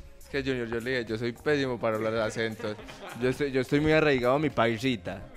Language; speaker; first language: Spanish; native; Spanish